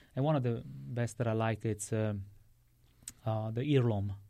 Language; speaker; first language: English; non-native, fluent; Italian